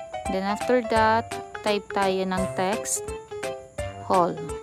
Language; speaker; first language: English; non-native, local second language; Filipino